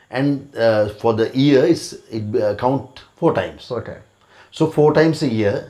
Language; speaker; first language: English; non-native, local second language; Sinhala